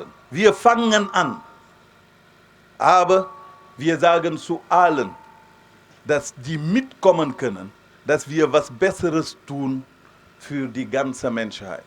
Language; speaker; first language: German; non-native, fluent; Wolof